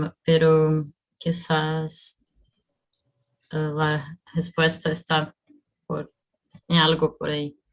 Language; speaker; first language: Spanish; non-native, learner; Portuguese